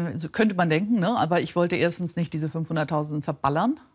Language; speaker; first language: German; native; German